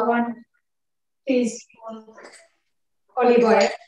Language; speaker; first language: English; non-native, learner; Bangla